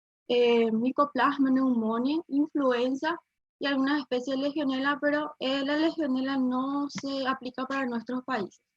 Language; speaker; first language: Spanish; native; Spanish